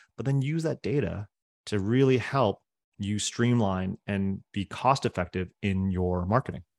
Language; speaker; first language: English; non-native, fluent; Cantonese